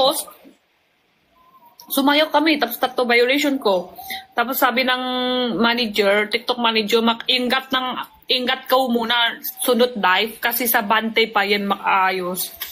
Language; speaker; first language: Filipino; non-native, learner; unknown